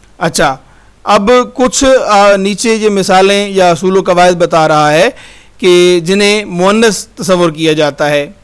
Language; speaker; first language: Urdu; native; Urdu